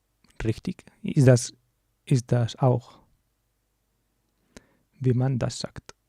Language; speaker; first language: German; non-native, learner; English